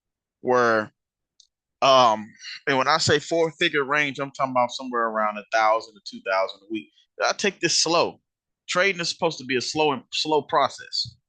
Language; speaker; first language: English; native; English